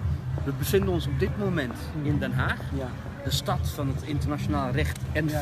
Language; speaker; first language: Dutch; early bilingual, other home language; Turkish